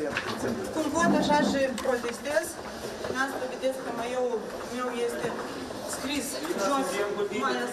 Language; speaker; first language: Romanian; non-native, local second language; Russian